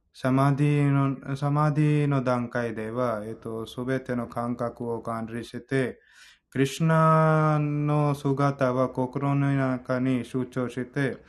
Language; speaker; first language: Japanese; non-native, learner; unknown